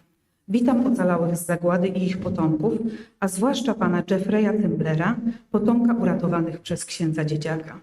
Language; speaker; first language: Polish; native; Polish